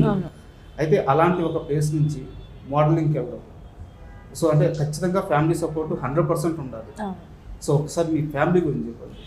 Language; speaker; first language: Telugu; native; Telugu